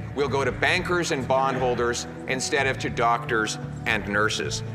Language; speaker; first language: English; native; English